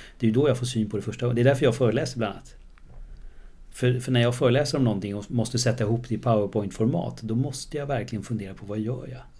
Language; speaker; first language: Swedish; native; Swedish